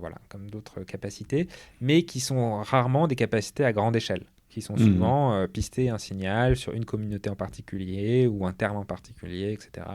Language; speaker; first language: French; native; French